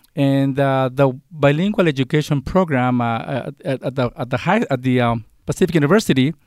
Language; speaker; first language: English; non-native, fluent; Spanish